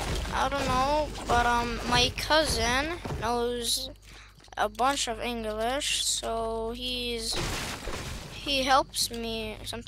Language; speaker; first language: English; non-native, learner; Swedish